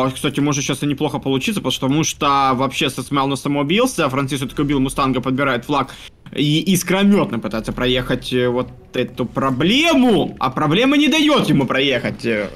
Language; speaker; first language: Russian; native; Russian